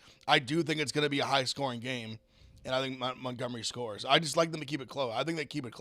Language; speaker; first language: English; native; English